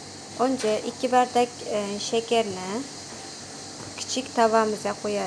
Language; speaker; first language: Turkish; non-native, learner; Uzbek